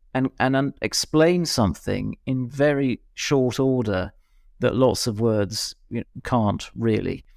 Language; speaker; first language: English; native; English